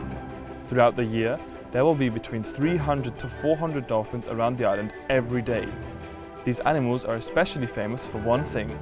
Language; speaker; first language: English; non-native, fluent; German